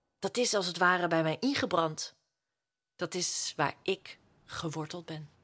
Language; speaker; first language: Dutch; native; Dutch